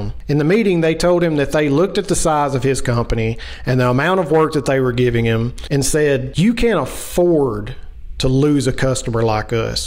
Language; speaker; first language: English; native; English